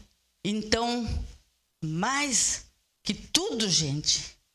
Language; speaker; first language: Portuguese; early bilingual, other home language; Spanish